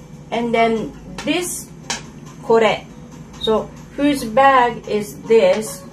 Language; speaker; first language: English; non-native, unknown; Japanese